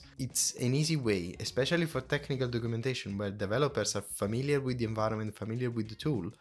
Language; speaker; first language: English; non-native, fluent; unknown